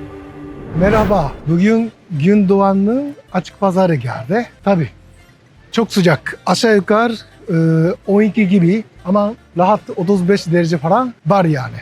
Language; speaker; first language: Turkish; non-native, learner; Japanese